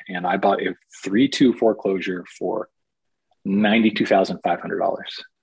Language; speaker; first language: English; native; English